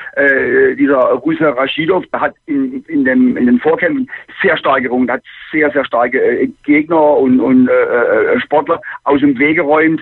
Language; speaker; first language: German; native; German